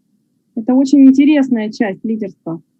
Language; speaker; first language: Russian; native; Russian